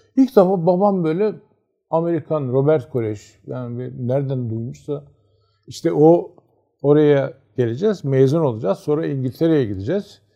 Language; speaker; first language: Turkish; native; Turkish